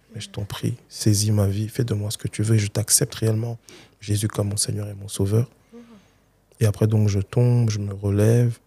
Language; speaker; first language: French; early bilingual, other home language; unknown